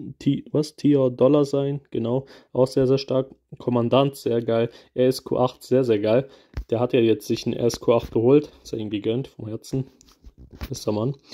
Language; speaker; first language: German; early bilingual, other home language; Kurdish